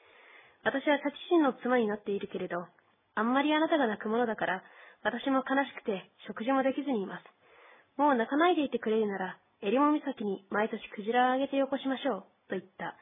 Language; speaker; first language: Japanese; native; Japanese